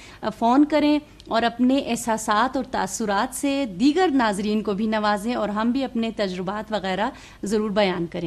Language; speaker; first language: Urdu; native; Urdu